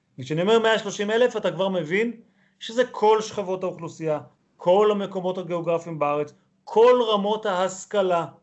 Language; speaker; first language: Hebrew; native; Hebrew